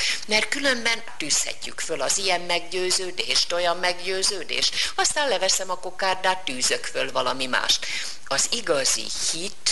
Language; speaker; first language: Hungarian; native; Hungarian